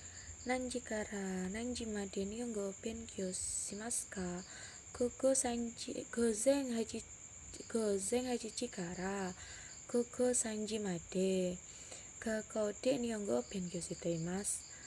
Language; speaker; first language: Japanese; non-native, learner; Indonesian